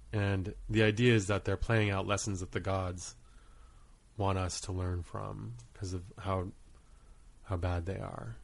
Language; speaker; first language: English; native; English